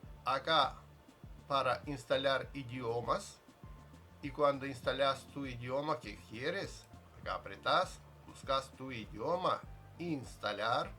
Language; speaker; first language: Spanish; non-native, fluent; Russian